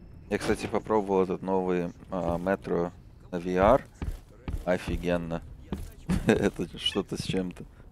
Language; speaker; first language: Russian; early bilingual, heritage; Russian